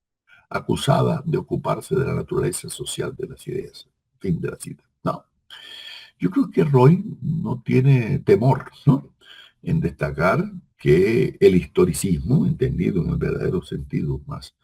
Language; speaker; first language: Spanish; native; Spanish